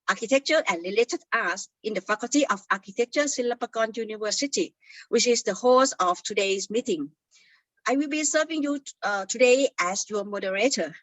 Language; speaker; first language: English; non-native, fluent; Thai